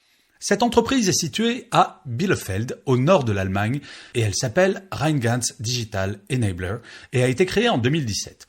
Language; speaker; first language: French; native; French